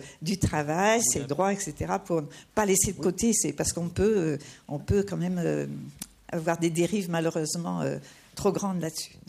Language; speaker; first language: French; native; French